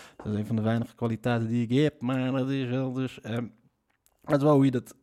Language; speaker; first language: Dutch; early bilingual, other home language; Riffian